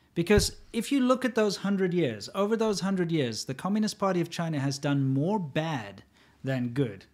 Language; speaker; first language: English; native; English